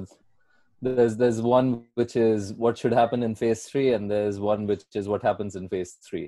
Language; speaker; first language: English; non-native, local second language; Marathi